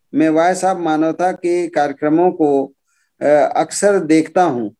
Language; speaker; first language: Hindi; native; Hindi